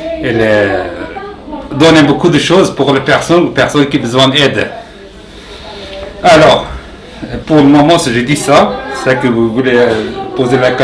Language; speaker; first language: French; non-native, learner; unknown